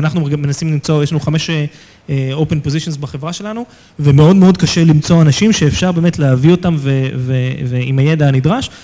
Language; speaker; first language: Hebrew; native; Hebrew